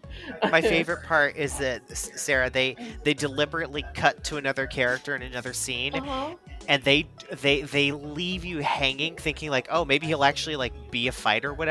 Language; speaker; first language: English; native; English